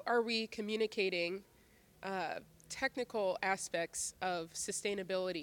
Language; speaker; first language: English; native; English